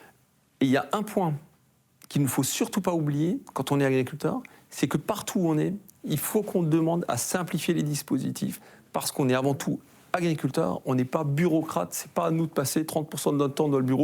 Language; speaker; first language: French; native; French